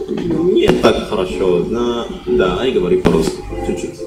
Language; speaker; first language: Russian; non-native, learner; Indonesian